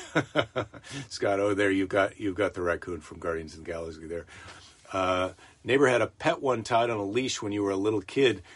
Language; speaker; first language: English; native; English